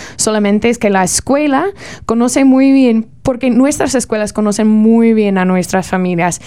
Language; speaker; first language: Spanish; non-native, learner; English